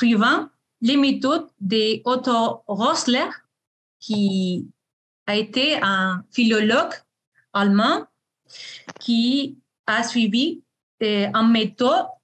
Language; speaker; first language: French; non-native, fluent; Spanish